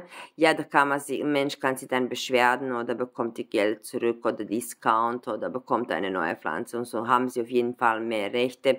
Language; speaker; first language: German; non-native, fluent; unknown